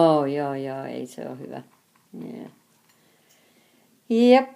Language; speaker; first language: Finnish; early bilingual, heritage; Finnish